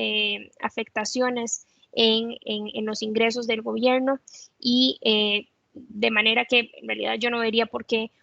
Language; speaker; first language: Spanish; native; Spanish